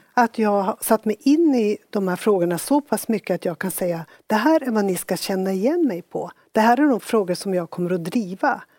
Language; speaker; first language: Swedish; native; Swedish